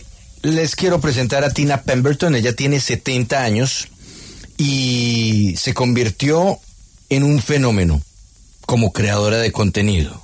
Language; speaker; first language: Spanish; native; Spanish